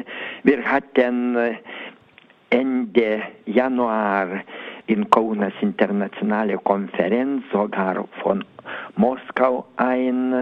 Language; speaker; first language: German; non-native, learner; Lithuanian